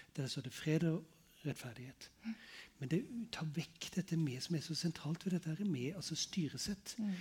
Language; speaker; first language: Norwegian; native; Norwegian